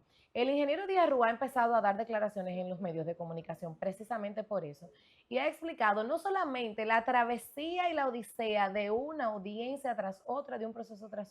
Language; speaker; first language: Spanish; native; Spanish